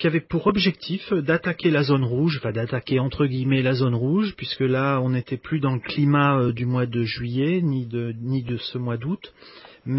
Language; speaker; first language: French; native; French